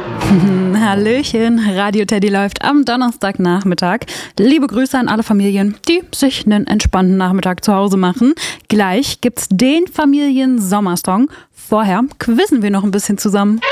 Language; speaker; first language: German; native; German